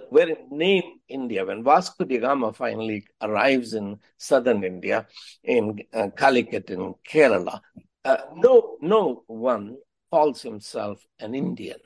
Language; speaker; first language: English; non-native, local second language; Hindi